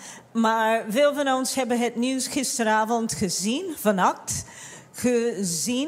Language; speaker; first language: Dutch; non-native, fluent; English